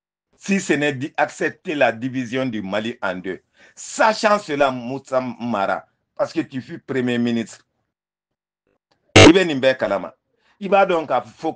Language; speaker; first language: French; non-native, local second language; Bambara